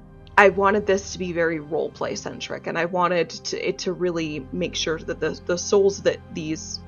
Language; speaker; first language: English; native; English